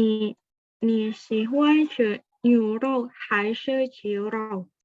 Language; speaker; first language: Chinese; non-native, learner; Indonesian